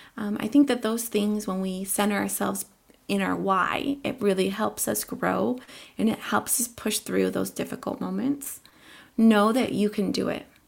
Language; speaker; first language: English; early bilingual, other home language; Spanish